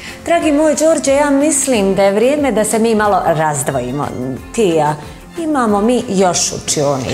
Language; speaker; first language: Croatian; native; Croatian